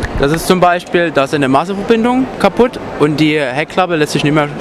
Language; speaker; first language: German; native; German